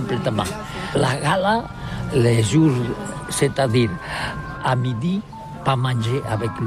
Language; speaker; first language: French; non-native, learner; Catalan